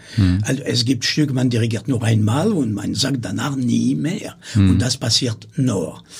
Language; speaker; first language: German; non-native, learner; French